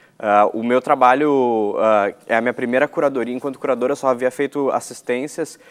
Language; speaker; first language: Portuguese; native; Portuguese